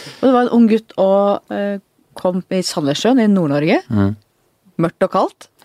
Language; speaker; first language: Norwegian; native; Norwegian